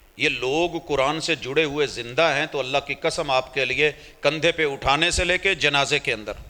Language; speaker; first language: Urdu; non-native, local second language; Punjabi